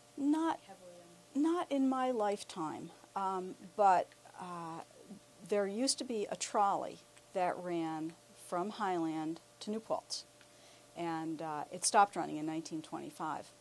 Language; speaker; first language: English; native; English